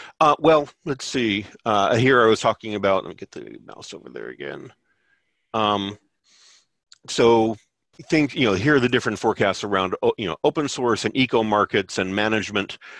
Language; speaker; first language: English; native; English